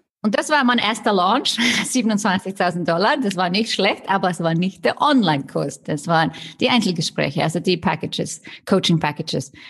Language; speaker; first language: German; non-native, fluent; Icelandic